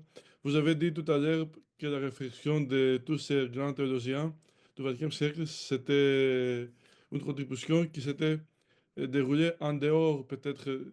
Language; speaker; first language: French; non-native, fluent; Greek